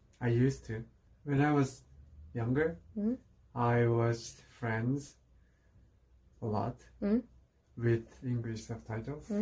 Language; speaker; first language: English; non-native, fluent; Korean